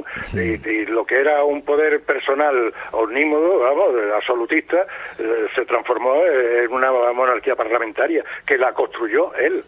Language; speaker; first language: Spanish; native; Spanish